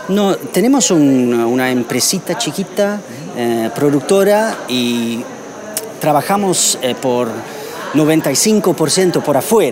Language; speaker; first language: Spanish; non-native, learner; Dutch